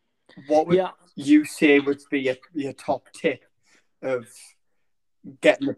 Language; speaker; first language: English; native; English